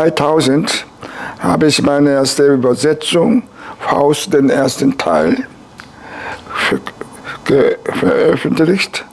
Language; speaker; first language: German; non-native, fluent; Korean